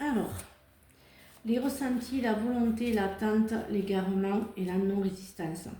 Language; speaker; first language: French; native; French